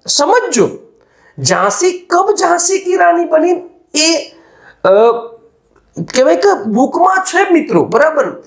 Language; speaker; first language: Hindi; non-native, local second language; Gujarati